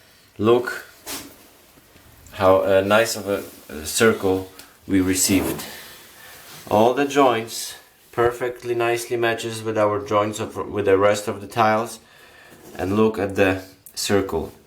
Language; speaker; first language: English; non-native, fluent; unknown